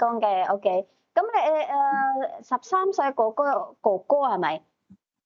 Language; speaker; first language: Cantonese; native; Cantonese